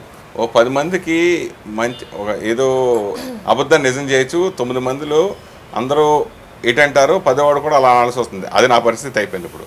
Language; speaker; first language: Telugu; native; Telugu